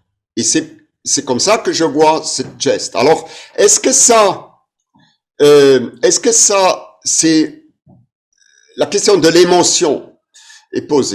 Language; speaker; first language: French; non-native, fluent; German